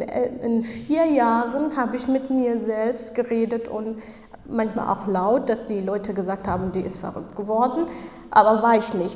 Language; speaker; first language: German; non-native, fluent; Kurdish